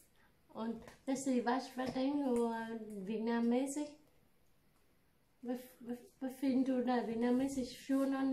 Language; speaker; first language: German; non-native, fluent; Vietnamese